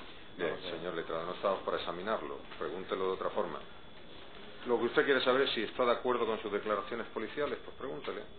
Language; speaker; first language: Spanish; native; Spanish